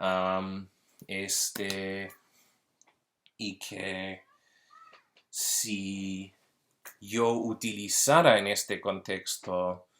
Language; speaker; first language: Spanish; early bilingual, heritage; Spanish